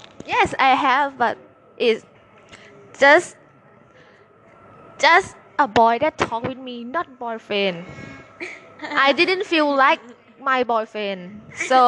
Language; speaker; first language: English; non-native, learner; Thai